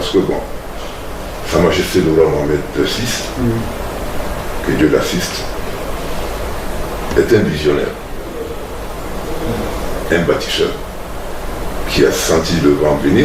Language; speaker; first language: French; non-native, local second language; Bambara